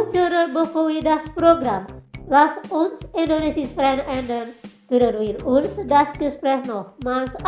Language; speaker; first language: German; non-native, fluent; Indonesian